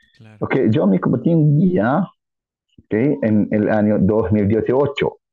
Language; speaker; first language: Spanish; non-native, fluent; Arabic